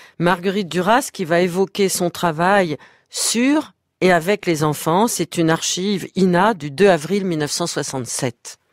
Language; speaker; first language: French; native; French